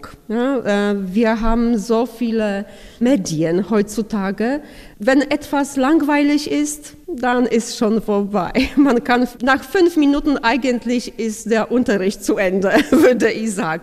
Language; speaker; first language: German; non-native, fluent; Polish